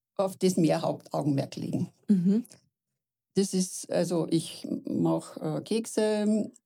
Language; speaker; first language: German; native; German